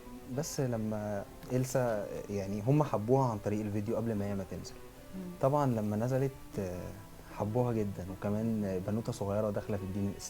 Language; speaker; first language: Arabic; native; Arabic